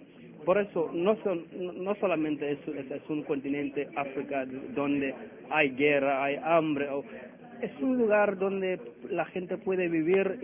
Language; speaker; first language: Spanish; non-native, learner; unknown